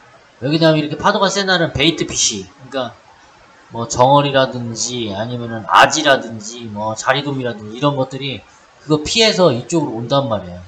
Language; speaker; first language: Korean; native; Korean